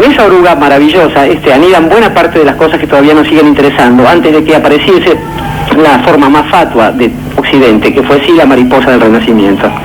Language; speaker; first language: Spanish; native; Spanish